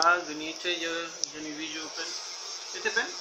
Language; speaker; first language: Russian; non-native, learner; Spanish